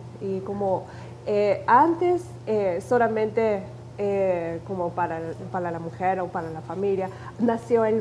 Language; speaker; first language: Spanish; non-native, fluent; Japanese